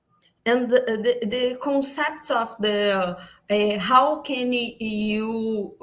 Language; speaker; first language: English; non-native, learner; Portuguese